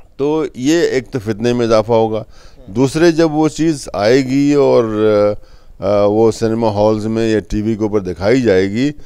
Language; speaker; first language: Urdu; native; Urdu